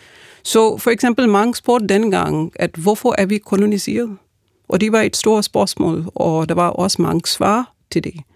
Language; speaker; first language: Danish; non-native, fluent; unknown